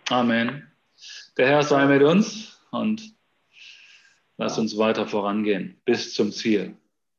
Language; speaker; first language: German; native; German